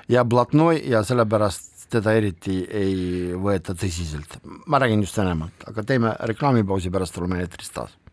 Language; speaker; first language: Estonian; non-native, local second language; Russian